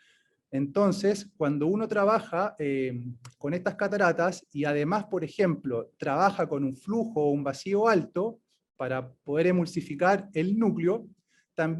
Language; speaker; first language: Spanish; native; Spanish